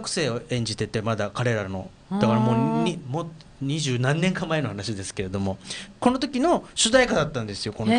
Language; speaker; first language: Japanese; native; Japanese